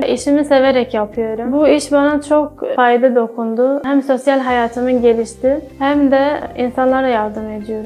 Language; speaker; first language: Turkish; non-native, fluent; Arabic